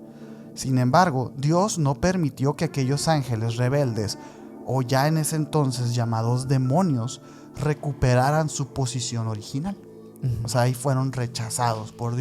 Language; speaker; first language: Spanish; native; Spanish